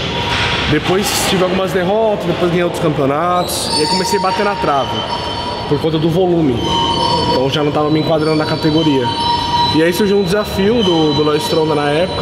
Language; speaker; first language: Portuguese; native; Portuguese